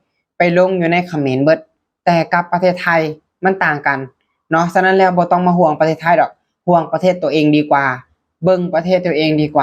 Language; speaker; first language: Thai; non-native, local second language; Lao